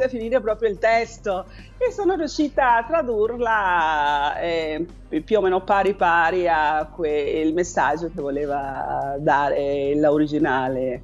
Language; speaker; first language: Italian; non-native, fluent; Spanish